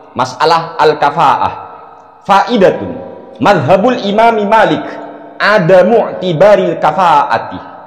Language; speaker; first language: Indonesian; non-native, local second language; Madurese